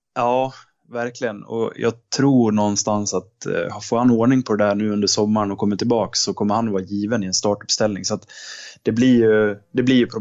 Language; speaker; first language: Swedish; native; Swedish